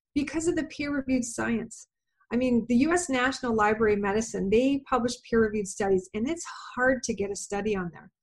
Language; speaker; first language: English; native; English